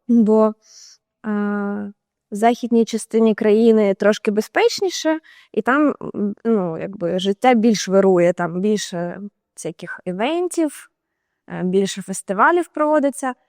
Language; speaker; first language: Ukrainian; native; Ukrainian